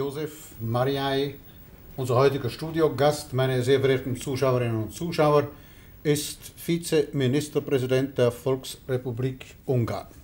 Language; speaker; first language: German; native; German